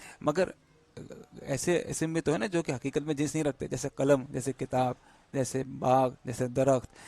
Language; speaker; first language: Urdu; native; Urdu